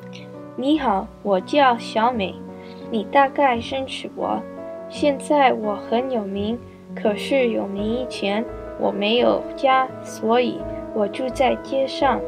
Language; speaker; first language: Chinese; non-native, learner; English